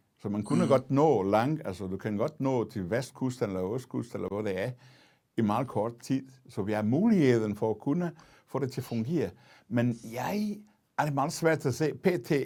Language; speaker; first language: Danish; non-native, fluent; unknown